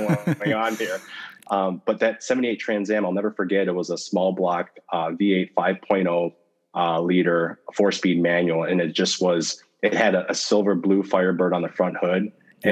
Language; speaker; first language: English; native; English